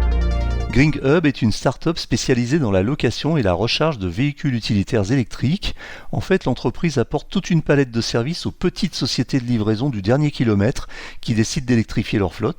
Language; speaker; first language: French; native; French